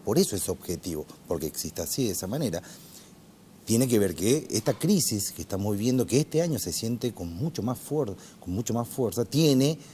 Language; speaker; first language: Spanish; native; Spanish